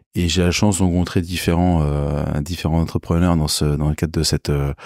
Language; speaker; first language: French; native; French